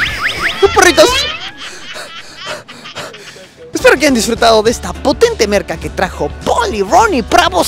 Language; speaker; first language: Spanish; native; Spanish